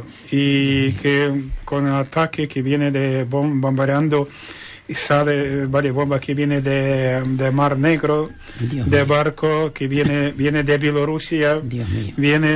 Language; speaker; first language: Spanish; non-native, learner; Ukrainian